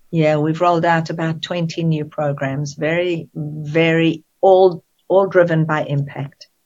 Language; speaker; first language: English; native; English